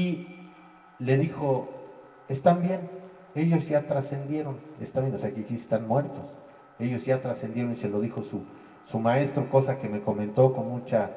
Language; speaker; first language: Spanish; native; Spanish